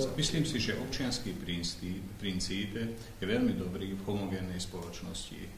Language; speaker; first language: Slovak; non-native, local second language; Hungarian